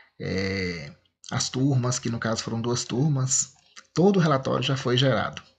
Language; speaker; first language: Portuguese; native; Portuguese